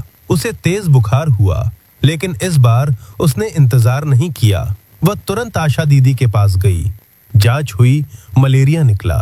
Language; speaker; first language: Hindi; native; Hindi